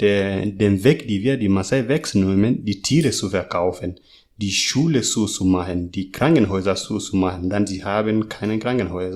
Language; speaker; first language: German; non-native, learner; Masai